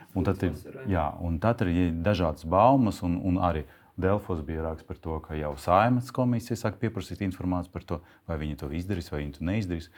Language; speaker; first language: Latvian; non-native, local second language; Russian